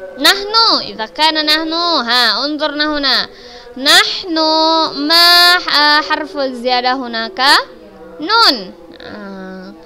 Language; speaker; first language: Arabic; non-native, fluent; Indonesian